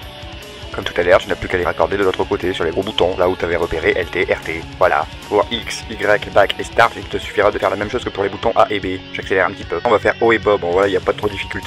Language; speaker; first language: French; native; French